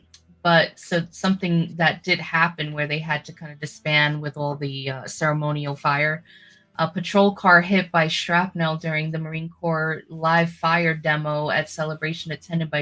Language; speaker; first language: English; native; English